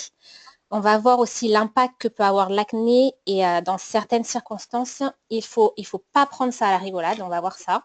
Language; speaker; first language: French; native; French